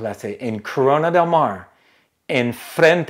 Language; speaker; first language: Spanish; non-native, fluent; English